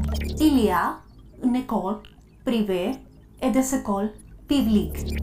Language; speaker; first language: French; non-native, learner; Spanish